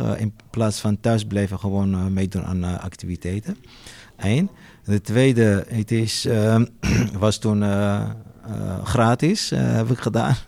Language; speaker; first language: Dutch; non-native, learner; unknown